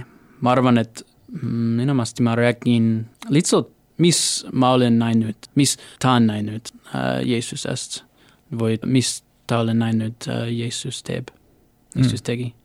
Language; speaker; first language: Estonian; non-native, learner; English